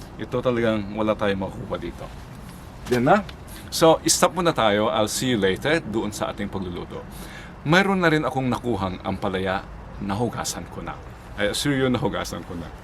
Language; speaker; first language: Filipino; non-native, local second language; Iloko